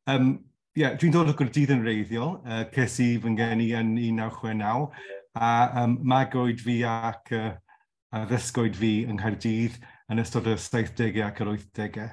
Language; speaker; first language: Welsh; non-native, local second language; English